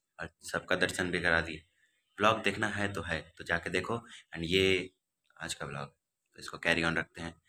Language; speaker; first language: Hindi; native; Hindi